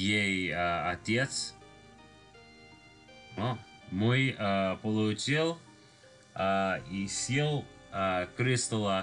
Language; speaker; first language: Russian; non-native, learner; English